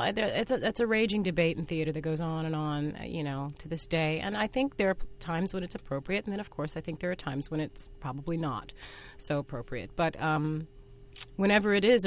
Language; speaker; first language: English; native; English